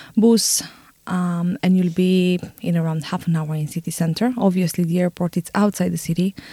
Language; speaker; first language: English; non-native, fluent; Romanian